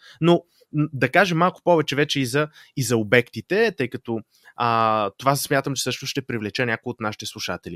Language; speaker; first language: Bulgarian; native; Bulgarian